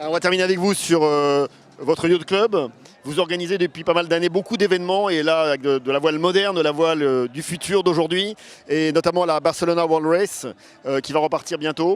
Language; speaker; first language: French; native; French